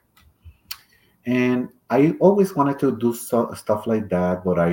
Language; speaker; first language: English; non-native, fluent; Spanish